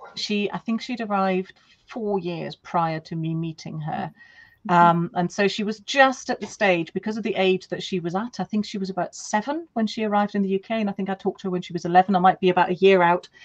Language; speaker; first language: English; non-native, fluent; German